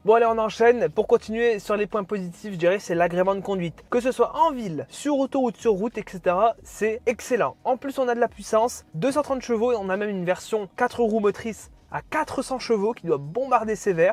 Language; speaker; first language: French; native; French